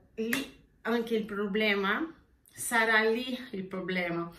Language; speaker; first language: Italian; non-native, fluent; Portuguese